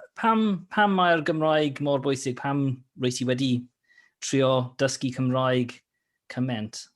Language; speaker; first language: Welsh; non-native, fluent; English